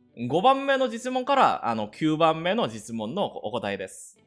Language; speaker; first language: Japanese; non-native, learner; Korean